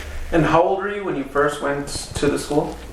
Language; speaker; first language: English; native; English